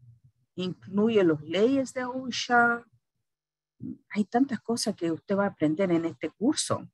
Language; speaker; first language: Spanish; early bilingual, heritage; Spanish